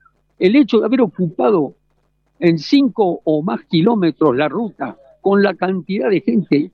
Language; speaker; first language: Spanish; native; Spanish